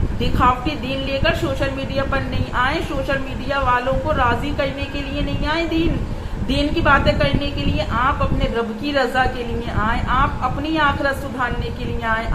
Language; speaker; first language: Urdu; native; Urdu